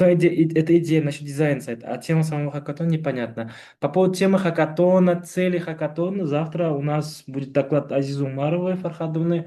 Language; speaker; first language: Russian; non-native, local second language; Uzbek